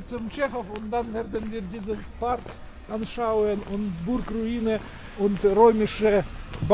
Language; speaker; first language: German; non-native, learner; Russian